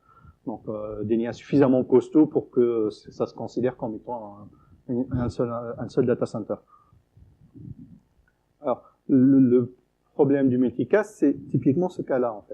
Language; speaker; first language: French; native; French